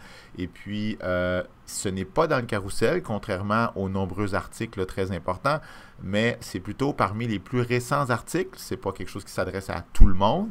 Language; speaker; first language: French; native; French